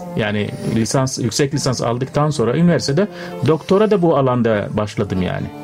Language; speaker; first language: Turkish; non-native, fluent; Arabic